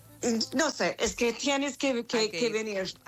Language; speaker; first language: Spanish; non-native, fluent; English